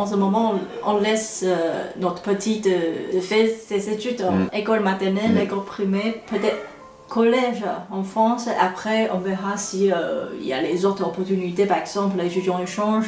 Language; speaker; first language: French; non-native, fluent; Chinese